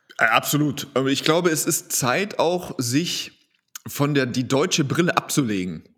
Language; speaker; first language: German; native; German